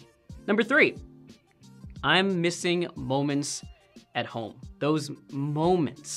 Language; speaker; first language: English; native; English